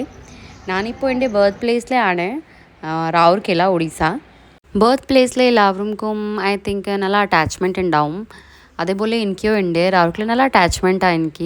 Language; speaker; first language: Malayalam; non-native, learner; Hindi